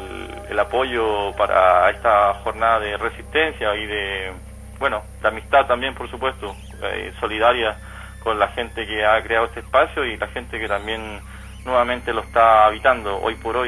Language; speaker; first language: Spanish; native; Spanish